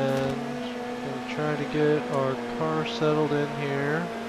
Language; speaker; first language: English; native; English